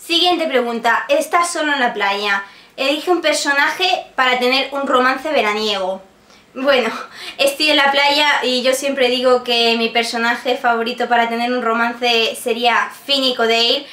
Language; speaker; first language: Spanish; native; Spanish